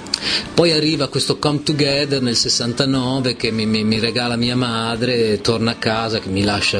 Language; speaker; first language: Italian; native; Italian